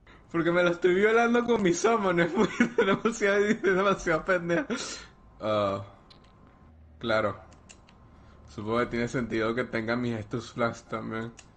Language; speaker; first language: Spanish; native; Spanish